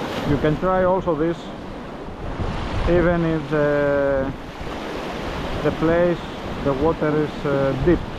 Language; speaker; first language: English; non-native, learner; Greek